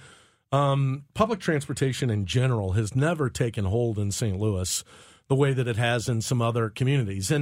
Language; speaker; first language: English; native; English